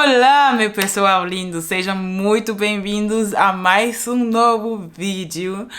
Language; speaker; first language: Portuguese; non-native, fluent; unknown